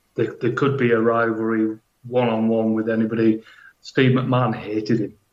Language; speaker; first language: English; native; English